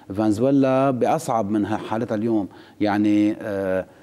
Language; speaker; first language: Arabic; native; Arabic